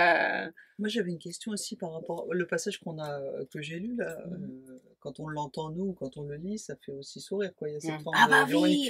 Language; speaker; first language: French; native; French